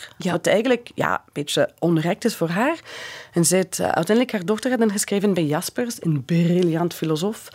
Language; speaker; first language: Dutch; non-native, fluent; English